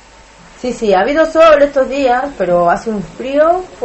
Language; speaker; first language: Spanish; native; Spanish